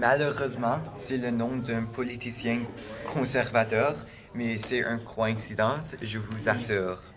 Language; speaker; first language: French; non-native, local second language; English